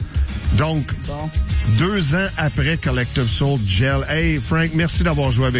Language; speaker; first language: French; native; French